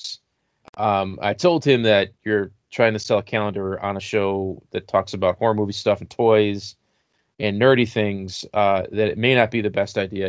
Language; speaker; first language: English; native; English